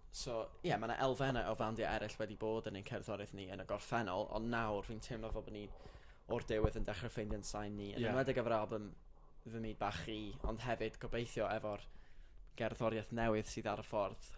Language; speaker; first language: Welsh; native; Welsh